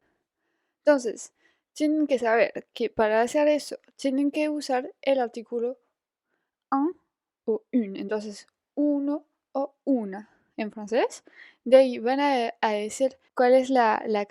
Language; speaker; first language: Spanish; non-native, fluent; French